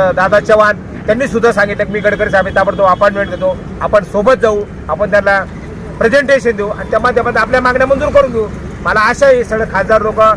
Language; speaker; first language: Marathi; native; Marathi